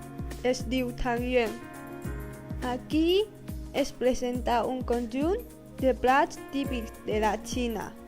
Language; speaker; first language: Catalan; non-native, learner; Chinese